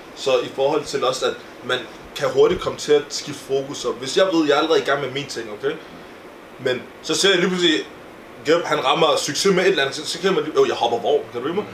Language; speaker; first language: Danish; early bilingual, other home language; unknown